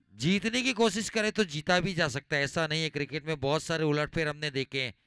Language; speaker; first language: Hindi; non-native, local second language; Gujarati